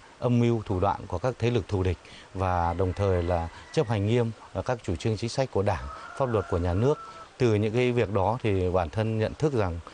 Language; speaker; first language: Vietnamese; non-native, local second language; Hmong